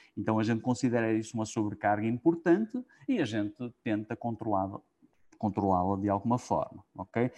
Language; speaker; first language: Portuguese; native; Portuguese